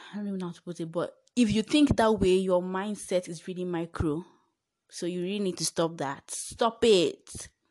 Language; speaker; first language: English; non-native, local second language; Igbo